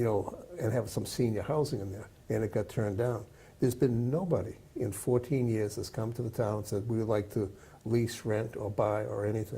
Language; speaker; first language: English; native; English